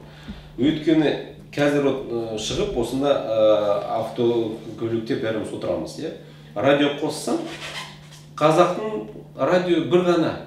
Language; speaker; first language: Kazakh; non-native, local second language; Russian